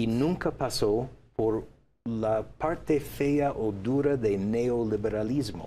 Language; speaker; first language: Spanish; non-native, fluent; English